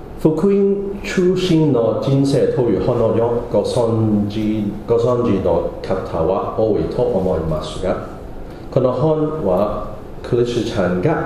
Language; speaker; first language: Japanese; non-native, fluent; English